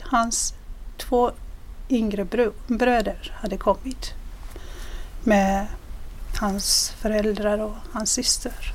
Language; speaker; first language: Swedish; non-native, fluent; Persian